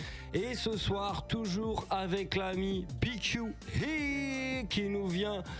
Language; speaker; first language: French; native; French